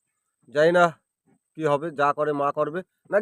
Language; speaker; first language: Bangla; native; Bangla